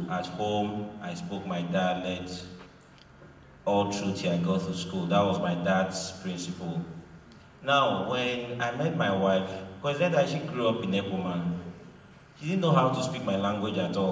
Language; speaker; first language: English; non-native, local second language; Esan